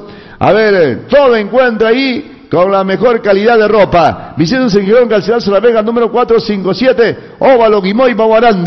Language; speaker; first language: Spanish; native; Spanish